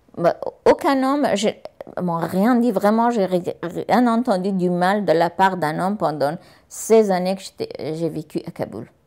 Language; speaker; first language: French; non-native, fluent; Persian